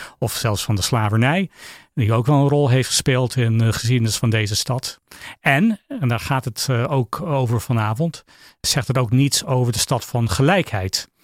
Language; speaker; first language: Dutch; non-native, fluent; English